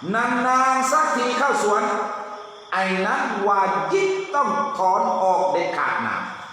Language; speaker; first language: Thai; non-native, local second language; Pattani Malay